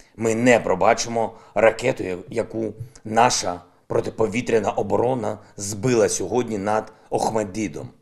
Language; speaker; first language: Ukrainian; non-native, local second language; Russian